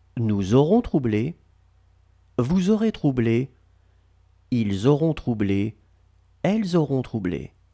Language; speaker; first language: French; native; French